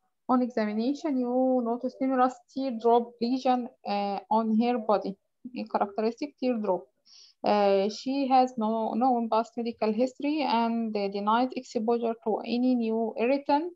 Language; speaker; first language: English; non-native, fluent; Arabic